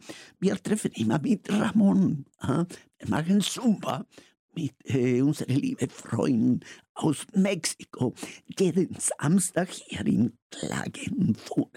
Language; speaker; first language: German; non-native, learner; Spanish